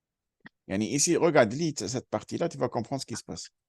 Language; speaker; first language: French; non-native, fluent; Arabic